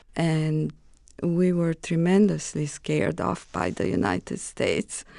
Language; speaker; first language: English; non-native, fluent; Romanian